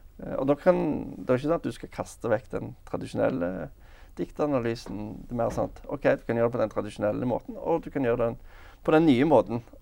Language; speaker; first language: Norwegian; native; Norwegian